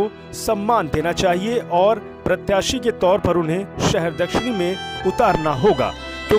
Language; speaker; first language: Hindi; native; Hindi